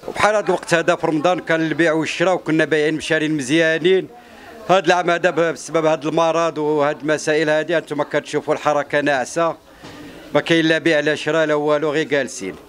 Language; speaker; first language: Arabic; native; Arabic